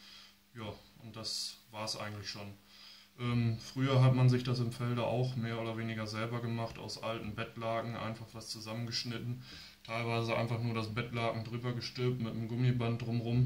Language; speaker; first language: German; native; German